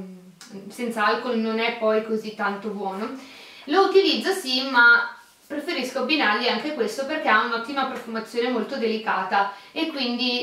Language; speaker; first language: Italian; native; Italian